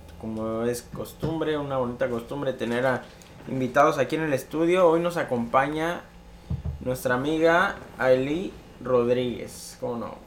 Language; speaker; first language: Spanish; native; Spanish